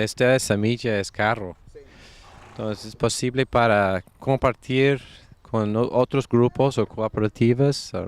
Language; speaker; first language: Spanish; non-native, fluent; English